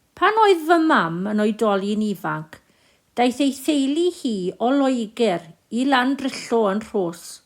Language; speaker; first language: Welsh; non-native, local second language; English